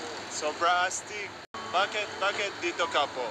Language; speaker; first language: Filipino; non-native, learner; Arabic